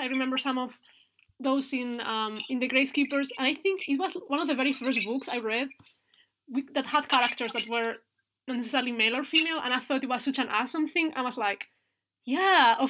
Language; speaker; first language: English; non-native, fluent; Spanish